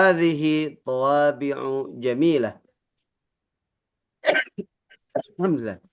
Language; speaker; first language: Arabic; non-native, fluent; Indonesian